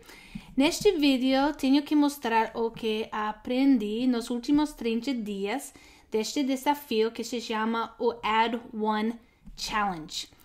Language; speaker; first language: Portuguese; non-native, learner; English